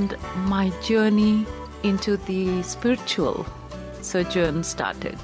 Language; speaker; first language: English; non-native, local second language; Punjabi